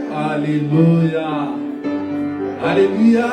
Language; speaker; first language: French; non-native, local second language; Lingala